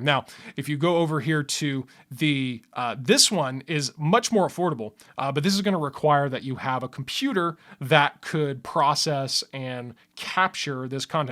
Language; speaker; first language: English; native; English